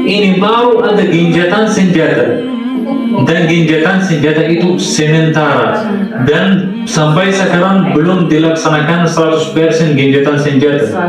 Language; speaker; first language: Indonesian; non-native, fluent; Arabic